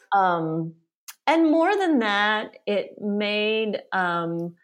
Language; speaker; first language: English; early bilingual, other home language; Polish